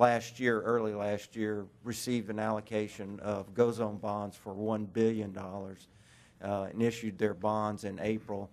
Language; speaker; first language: English; native; English